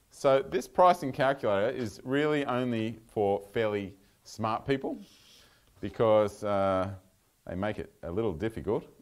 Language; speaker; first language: English; native; English